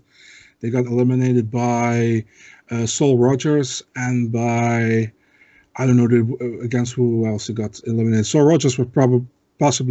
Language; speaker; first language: English; non-native, fluent; Dutch